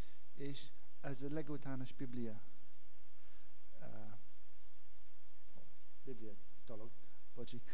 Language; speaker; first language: Hungarian; non-native, learner; English